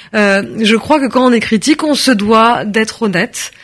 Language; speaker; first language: French; native; French